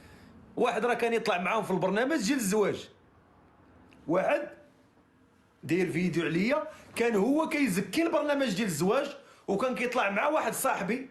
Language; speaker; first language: Arabic; native; Arabic